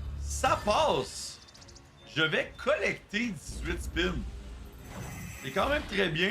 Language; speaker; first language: French; native; French